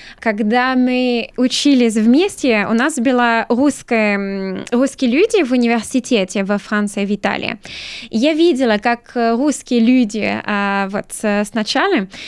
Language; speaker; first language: Russian; non-native, learner; French